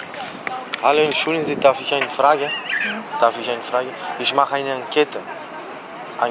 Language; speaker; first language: German; non-native, learner; Macedonian